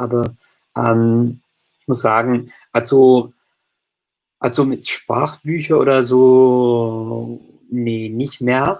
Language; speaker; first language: German; non-native, fluent; English